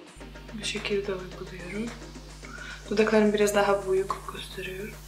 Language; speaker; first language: Turkish; non-native, fluent; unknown